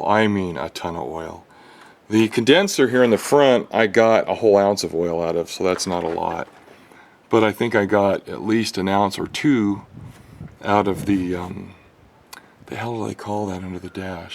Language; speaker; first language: English; native; English